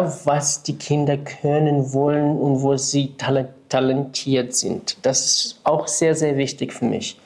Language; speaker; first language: German; non-native, fluent; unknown